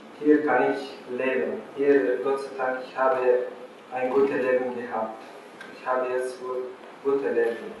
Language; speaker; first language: German; non-native, learner; Arabic